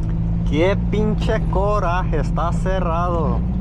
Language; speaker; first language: Spanish; early bilingual, heritage; Spanish